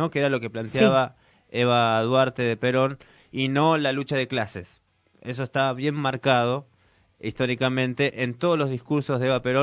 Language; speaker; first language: Spanish; native; Spanish